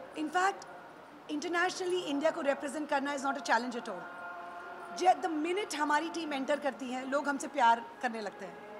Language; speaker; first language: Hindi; native; Hindi